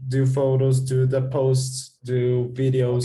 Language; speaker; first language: English; non-native, fluent; Spanish